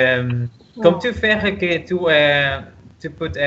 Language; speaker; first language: French; non-native, learner; Spanish